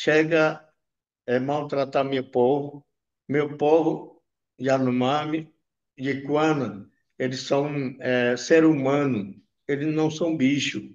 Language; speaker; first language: Portuguese; non-native, local second language; Yanomámi